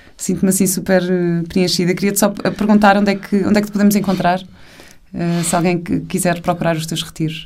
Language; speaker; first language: Portuguese; native; Portuguese